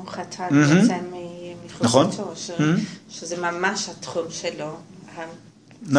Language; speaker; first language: Hebrew; non-native, fluent; English